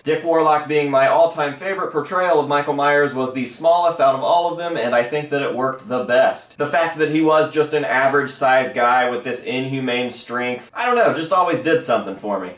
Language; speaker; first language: English; native; English